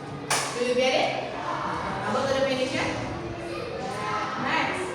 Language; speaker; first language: English; non-native, learner; Indonesian